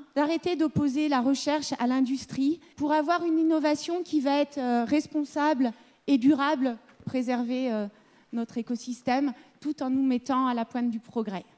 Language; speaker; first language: French; native; French